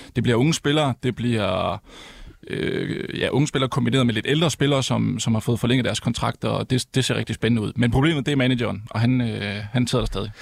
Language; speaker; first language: Danish; native; Danish